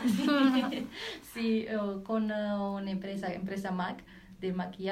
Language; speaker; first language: Spanish; non-native, learner; Arabic